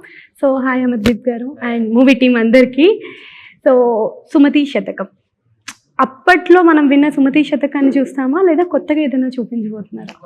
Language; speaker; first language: Telugu; native; Telugu